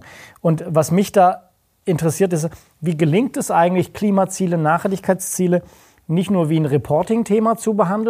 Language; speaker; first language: German; native; German